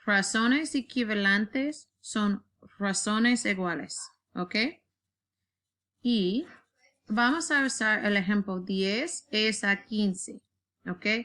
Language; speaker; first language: Spanish; non-native, learner; English